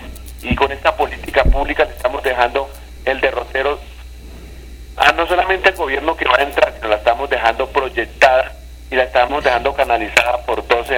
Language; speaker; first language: Spanish; native; Spanish